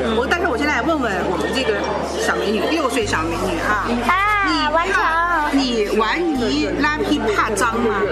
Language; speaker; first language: Chinese; native; Chinese